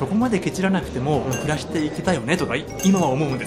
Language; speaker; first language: Japanese; native; Japanese